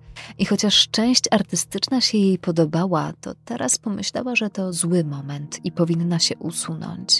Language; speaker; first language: Polish; native; Polish